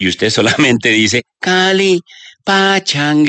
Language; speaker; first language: Spanish; native; Spanish